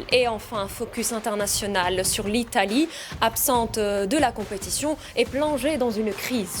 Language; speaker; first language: French; native; French